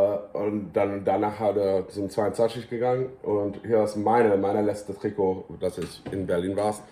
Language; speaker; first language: German; early bilingual, heritage; English